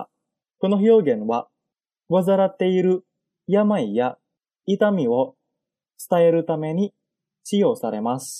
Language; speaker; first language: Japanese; non-native, fluent; Indonesian